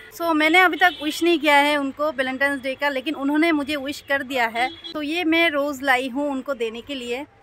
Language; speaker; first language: Hindi; non-native, local second language; Bangla